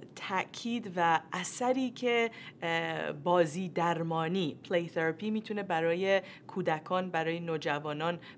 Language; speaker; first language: Persian; native; Persian